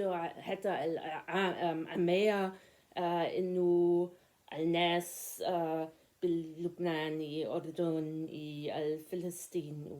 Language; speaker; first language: Arabic; non-native, learner; German